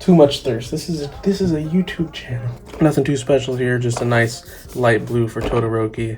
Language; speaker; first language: English; native; English